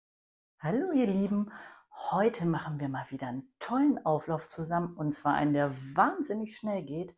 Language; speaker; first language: German; native; German